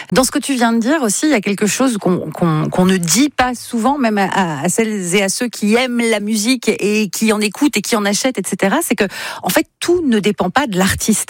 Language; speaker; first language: French; native; French